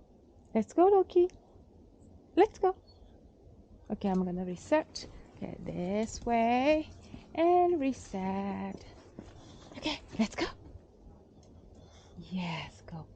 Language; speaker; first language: English; non-native, fluent; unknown